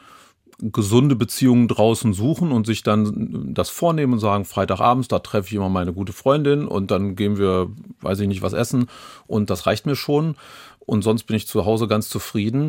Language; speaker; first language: German; native; German